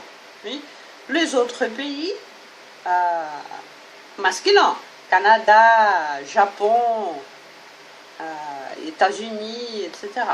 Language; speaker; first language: French; non-native, fluent; Portuguese